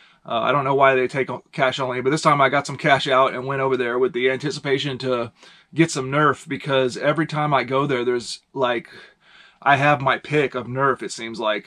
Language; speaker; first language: English; native; English